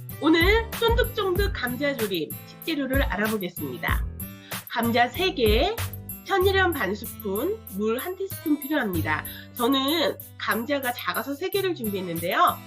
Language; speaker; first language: Korean; native; Korean